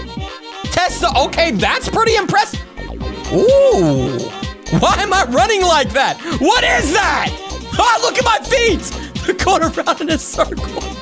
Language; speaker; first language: English; native; English